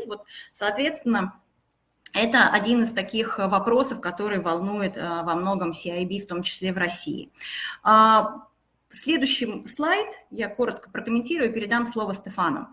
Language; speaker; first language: Russian; native; Russian